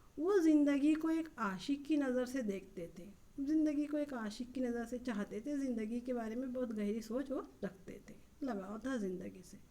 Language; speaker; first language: Urdu; native; Urdu